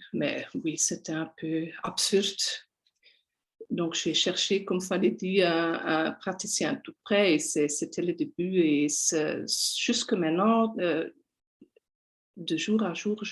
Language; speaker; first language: French; non-native, local second language; Dutch